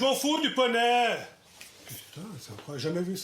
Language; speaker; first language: French; native; French